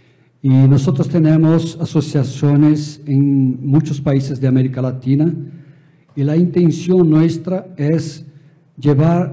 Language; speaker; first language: Spanish; non-native, fluent; Portuguese